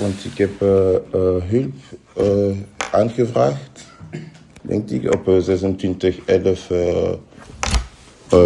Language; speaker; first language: Dutch; non-native, fluent; French